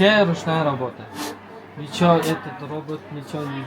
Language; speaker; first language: Russian; non-native, local second language; Uzbek